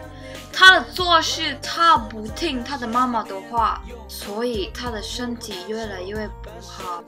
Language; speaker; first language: Chinese; non-native, learner; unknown